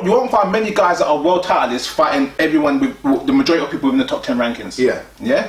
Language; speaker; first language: English; native; English